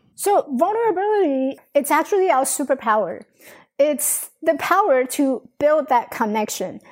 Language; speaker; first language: English; non-native, fluent; Chinese